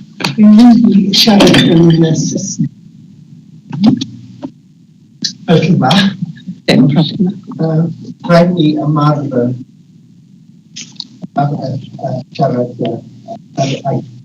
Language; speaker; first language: Welsh; non-native, learner; English